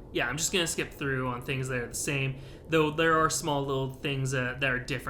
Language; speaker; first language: English; native; English